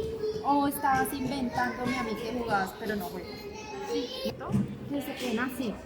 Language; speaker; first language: Spanish; native; Spanish